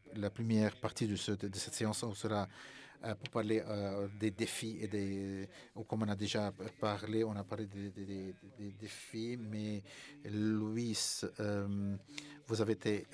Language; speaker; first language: French; non-native, fluent; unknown